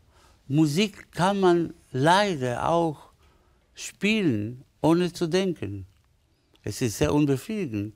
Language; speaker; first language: German; non-native, fluent; Spanish